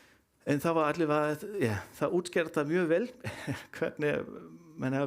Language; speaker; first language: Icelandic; non-native, learner; Danish